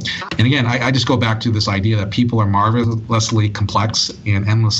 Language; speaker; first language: English; native; English